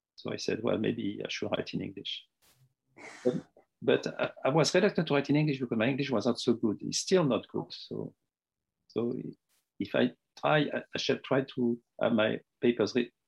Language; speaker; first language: English; non-native, fluent; French